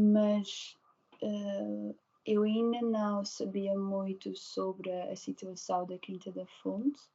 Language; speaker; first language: Portuguese; non-native, learner; Dutch